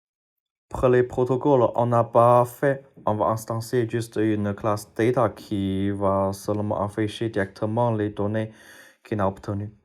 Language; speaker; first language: French; non-native, fluent; Chinese